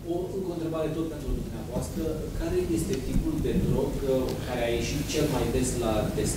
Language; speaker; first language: Romanian; native; Romanian